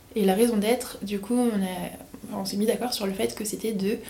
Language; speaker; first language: French; native; French